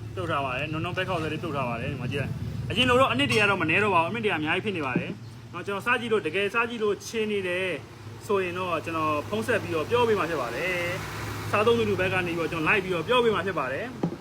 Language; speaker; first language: Burmese; non-native, local second language; Shan